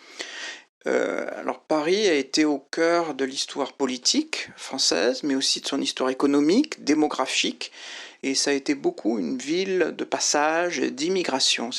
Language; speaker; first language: French; native; French